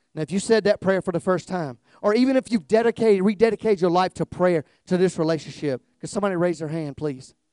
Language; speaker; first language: English; native; English